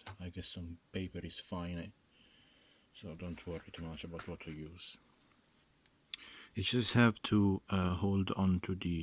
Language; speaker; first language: English; non-native, fluent; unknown